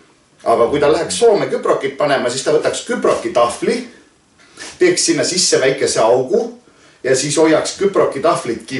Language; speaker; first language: Estonian; native; Estonian